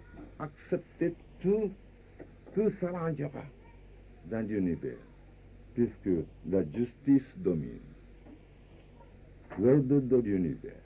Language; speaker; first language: French; non-native, fluent; Japanese